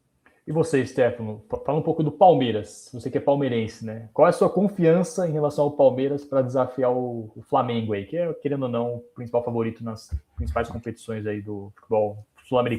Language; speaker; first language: Portuguese; native; Portuguese